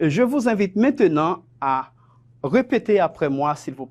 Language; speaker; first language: French; non-native, fluent; Spanish